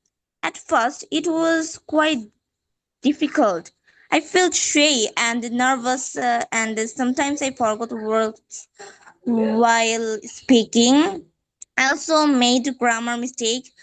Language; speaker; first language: English; non-native, fluent; Bangla